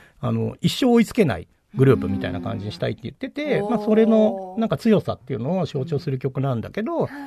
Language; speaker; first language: Japanese; native; Japanese